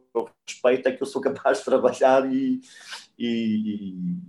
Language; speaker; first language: Portuguese; native; Portuguese